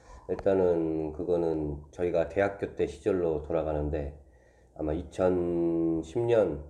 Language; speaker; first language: Korean; native; Korean